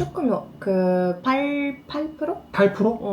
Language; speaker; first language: Korean; non-native, learner; French